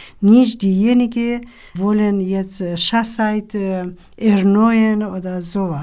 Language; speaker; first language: German; non-native, learner; Kurdish